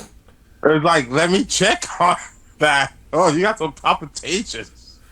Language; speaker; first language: English; native; English